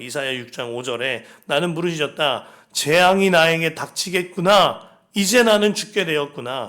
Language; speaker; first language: Korean; native; Korean